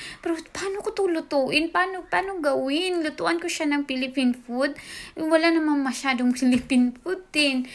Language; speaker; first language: Filipino; non-native, local second language; Cebuano